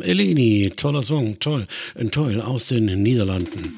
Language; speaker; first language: German; native; German